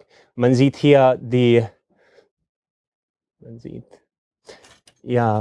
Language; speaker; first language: German; non-native, fluent; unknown